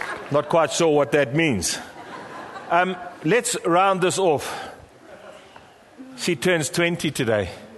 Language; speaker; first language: English; native; English